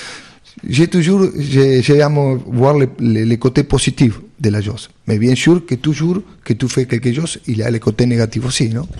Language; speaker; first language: French; non-native, fluent; Spanish